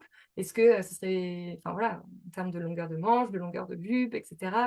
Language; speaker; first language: French; native; French